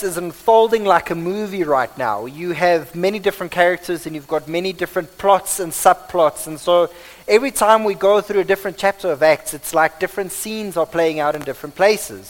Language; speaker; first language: English; non-native, local second language; Afrikaans